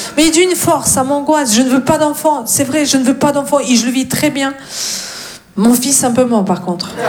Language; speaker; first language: French; non-native, fluent; Russian